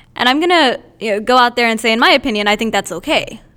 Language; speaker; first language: English; native; English